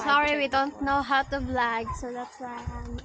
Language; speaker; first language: English; non-native, local second language; Cebuano